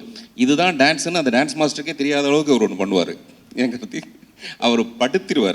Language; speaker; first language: Tamil; native; Tamil